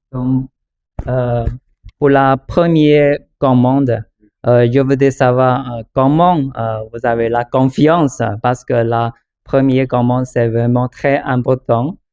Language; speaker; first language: French; non-native, learner; Chinese